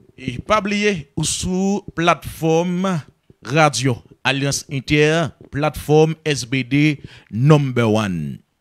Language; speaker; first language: French; non-native, local second language; Haitian Creole